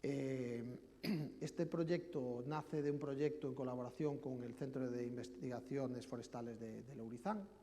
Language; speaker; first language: Spanish; native; Spanish